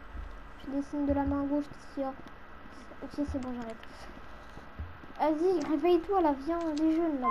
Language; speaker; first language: French; native; French